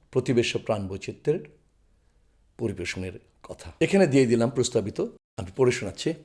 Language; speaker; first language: Bangla; non-native, local second language; Chakma